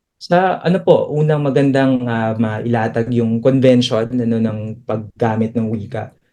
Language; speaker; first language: Filipino; native; Filipino